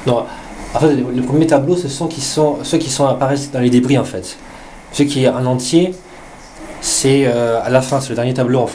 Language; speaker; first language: French; native; French